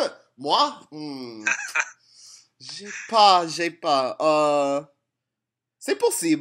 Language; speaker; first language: French; non-native, learner; English